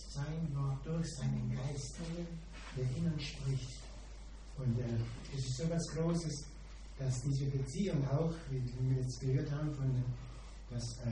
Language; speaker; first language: German; non-native, fluent; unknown